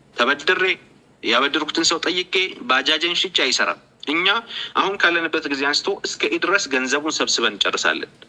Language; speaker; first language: Amharic; native; Amharic